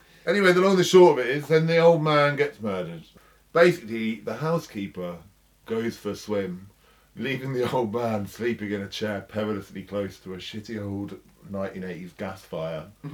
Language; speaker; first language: English; native; English